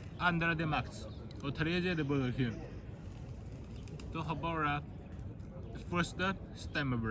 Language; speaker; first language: Swedish; early bilingual, other home language; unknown